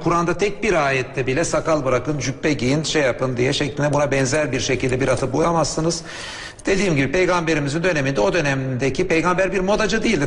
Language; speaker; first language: Turkish; native; Turkish